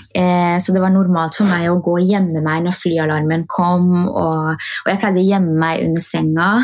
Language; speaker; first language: Norwegian; early bilingual, other home language; Arabic